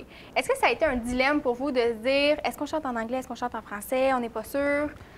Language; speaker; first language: French; native; French